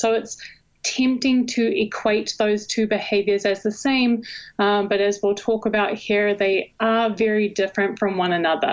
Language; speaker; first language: English; native; English